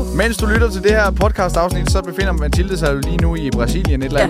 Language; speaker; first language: Danish; native; Danish